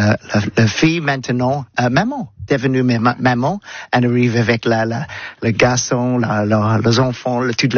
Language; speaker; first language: French; non-native, learner; English